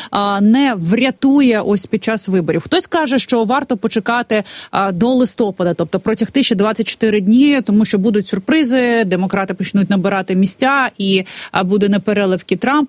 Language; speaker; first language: Ukrainian; native; Ukrainian